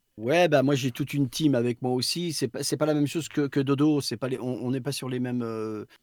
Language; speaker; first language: French; native; French